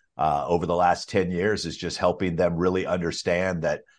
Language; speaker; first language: English; native; English